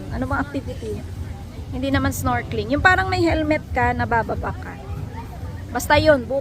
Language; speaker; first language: Filipino; non-native, local second language; Hiligaynon